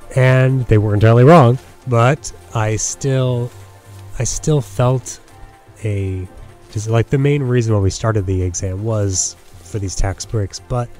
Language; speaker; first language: English; native; English